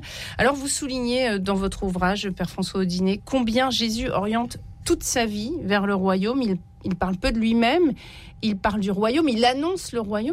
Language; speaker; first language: French; native; French